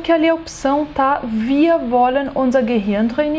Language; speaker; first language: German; non-native, fluent; Portuguese